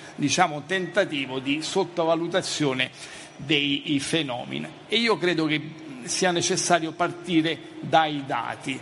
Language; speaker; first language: Italian; native; Italian